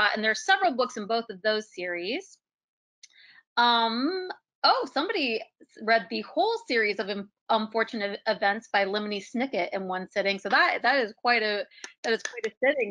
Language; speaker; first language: English; native; English